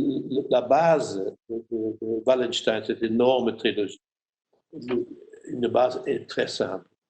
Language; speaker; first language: French; non-native, fluent; German